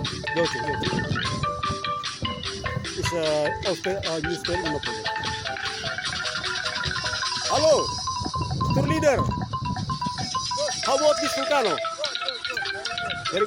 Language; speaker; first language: English; non-native, learner; Indonesian